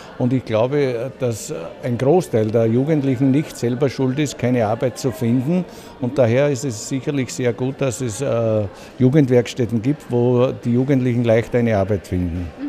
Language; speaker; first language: German; native; German